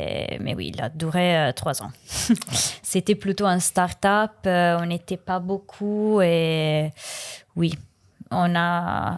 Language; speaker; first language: French; non-native, learner; Italian